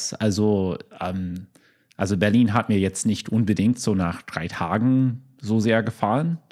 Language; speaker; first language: German; non-native, fluent; English